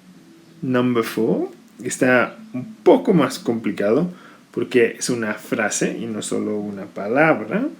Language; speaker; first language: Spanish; non-native, fluent; English